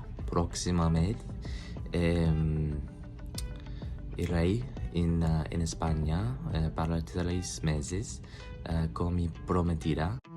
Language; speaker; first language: Spanish; non-native, learner; English